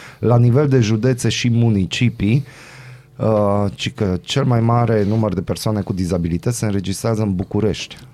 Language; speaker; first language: Romanian; non-native, local second language; Hungarian